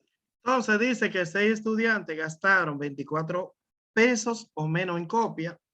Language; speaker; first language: Spanish; native; Spanish